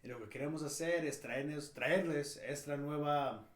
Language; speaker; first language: Spanish; early bilingual, heritage; Spanish